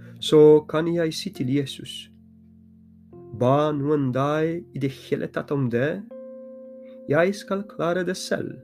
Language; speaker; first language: Norwegian; non-native, fluent; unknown